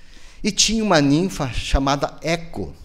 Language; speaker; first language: Portuguese; native; Portuguese